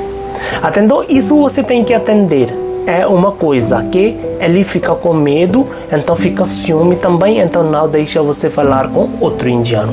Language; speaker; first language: Portuguese; non-native, local second language; Hindi